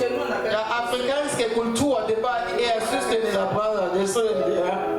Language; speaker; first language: Danish; non-native, learner; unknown